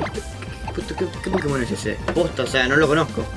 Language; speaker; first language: Spanish; native; Spanish